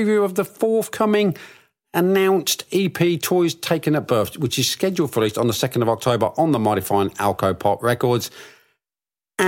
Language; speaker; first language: English; native; English